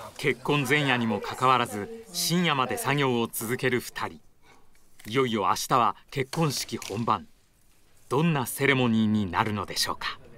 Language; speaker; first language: Japanese; native; Japanese